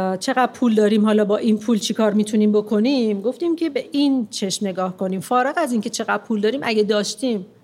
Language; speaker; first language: Persian; non-native, local second language; Armenian